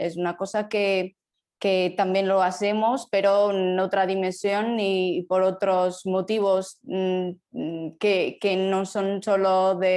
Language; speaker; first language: Spanish; non-native, fluent; Portuguese